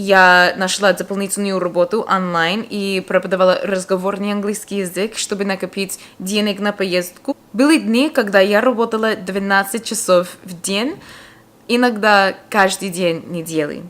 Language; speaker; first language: Russian; non-native, fluent; English